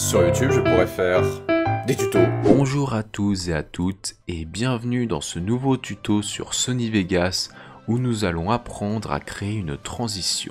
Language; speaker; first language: French; native; French